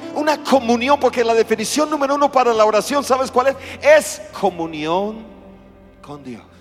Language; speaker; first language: Spanish; non-native, fluent; English